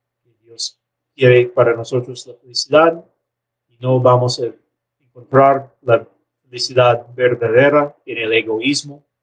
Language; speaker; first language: Spanish; non-native, learner; English